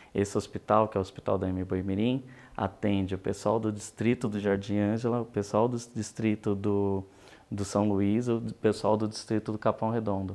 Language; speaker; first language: Portuguese; native; Portuguese